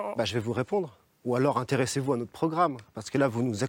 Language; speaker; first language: French; native; French